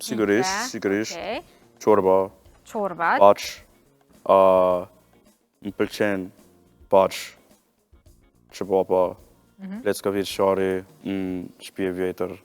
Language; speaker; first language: Albanian; non-native, learner; English